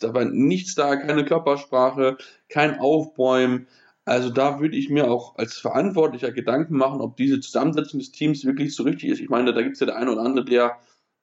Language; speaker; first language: German; native; German